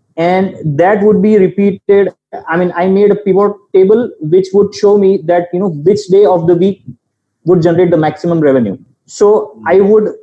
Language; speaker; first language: English; non-native, local second language; Gujarati